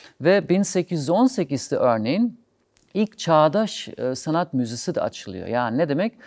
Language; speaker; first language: Turkish; non-native, fluent; German